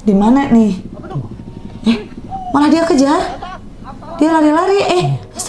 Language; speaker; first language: Indonesian; native; Indonesian